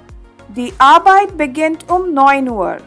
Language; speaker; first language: German; non-native, fluent; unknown